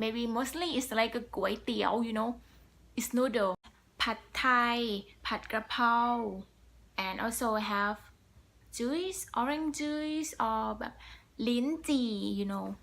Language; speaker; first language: English; non-native, learner; Thai